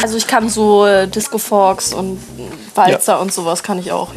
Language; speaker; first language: German; native; German